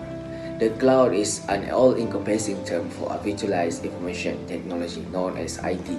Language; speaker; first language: English; non-native, local second language; Malay